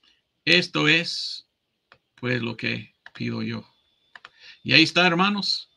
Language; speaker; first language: Spanish; non-native, fluent; English